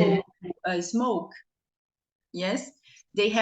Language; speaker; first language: English; non-native, fluent; Portuguese